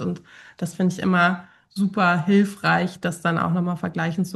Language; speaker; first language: German; native; German